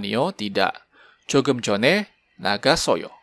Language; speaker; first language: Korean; non-native, fluent; Indonesian